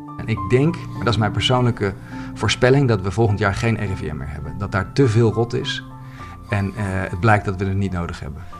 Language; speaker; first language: Dutch; native; Dutch